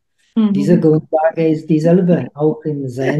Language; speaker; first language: German; non-native, fluent; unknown